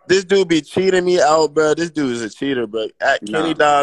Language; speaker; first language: English; native; English